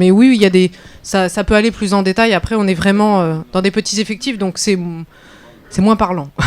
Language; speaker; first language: French; native; French